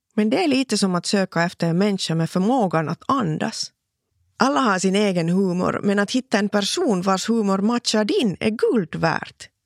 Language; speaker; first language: Swedish; non-native, local second language; Finnish